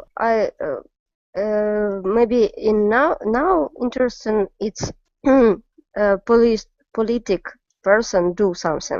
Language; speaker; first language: English; non-native, learner; Russian